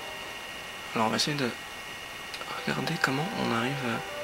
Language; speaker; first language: French; native; French